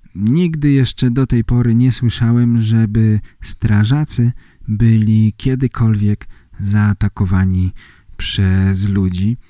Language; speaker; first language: Polish; native; Polish